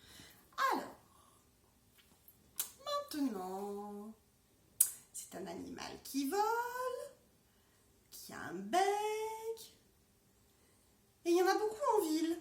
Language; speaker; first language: French; native; French